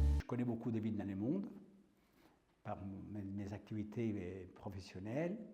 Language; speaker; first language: French; non-native, fluent; Spanish